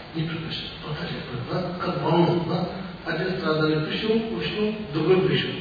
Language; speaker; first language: Russian; non-native, learner; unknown